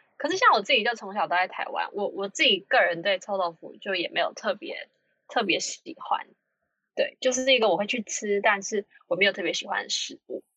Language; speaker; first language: Chinese; native; Chinese